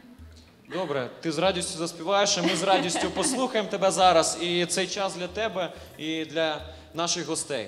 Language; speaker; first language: Ukrainian; native; Ukrainian